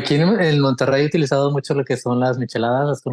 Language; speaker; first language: Spanish; native; Spanish